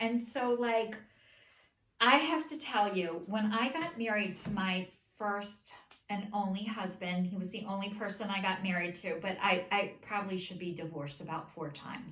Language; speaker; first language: English; native; English